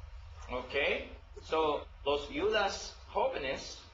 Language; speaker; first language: Spanish; non-native, learner; English